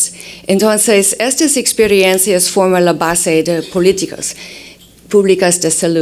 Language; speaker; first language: Spanish; non-native, fluent; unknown